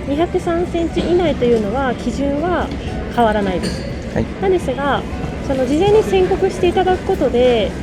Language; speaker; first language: Japanese; native; Japanese